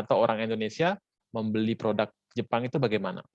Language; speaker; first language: Indonesian; native; Indonesian